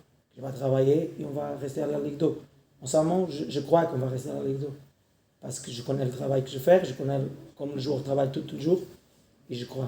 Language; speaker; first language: French; non-native, learner; Portuguese